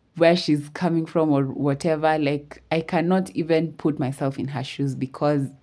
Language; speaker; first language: English; non-native, local second language; Swahili